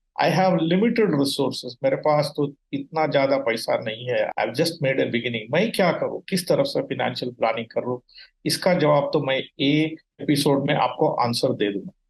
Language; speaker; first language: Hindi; non-native, local second language; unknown